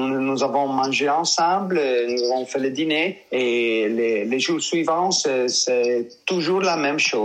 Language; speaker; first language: French; non-native, learner; Italian